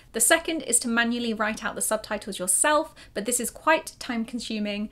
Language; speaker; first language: English; native; English